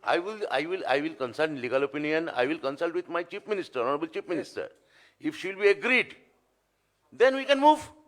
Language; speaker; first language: English; non-native, local second language; Bangla